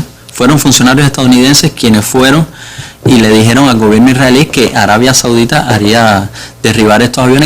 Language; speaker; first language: Spanish; native; Spanish